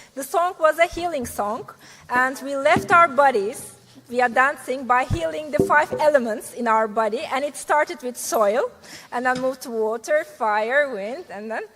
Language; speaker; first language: English; non-native, fluent; Turkish